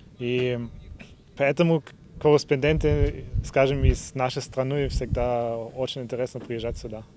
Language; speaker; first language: Russian; non-native, learner; German